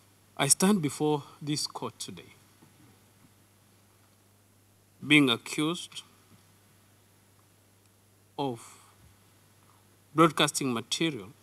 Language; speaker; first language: English; non-native, local second language; Kalenjin